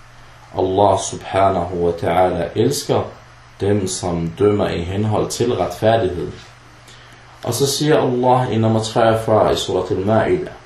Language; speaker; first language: Danish; early bilingual, other home language; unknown